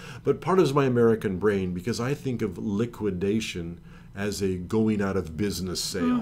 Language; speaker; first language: English; native; English